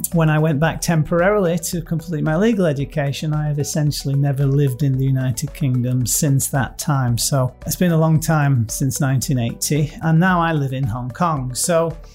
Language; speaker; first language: English; native; English